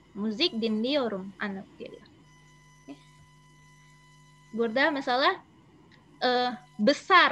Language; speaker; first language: Turkish; non-native, learner; Indonesian